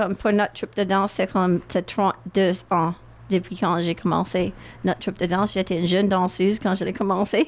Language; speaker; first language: French; non-native, local second language; English